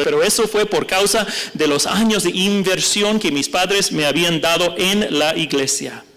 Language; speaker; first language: Spanish; non-native, fluent; English